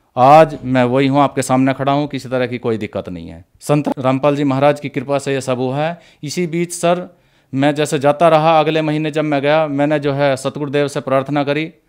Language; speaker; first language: Hindi; native; Hindi